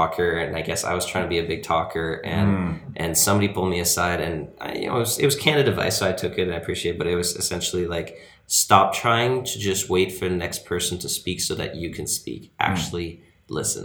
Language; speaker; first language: English; early bilingual, other home language; French